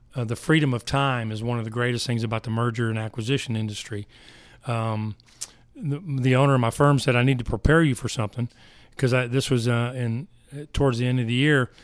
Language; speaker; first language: English; native; English